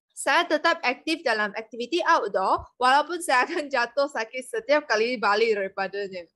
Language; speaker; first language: Malay; non-native, local second language; Chinese